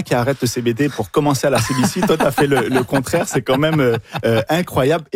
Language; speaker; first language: French; native; French